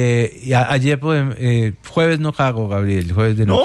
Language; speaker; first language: Spanish; native; Spanish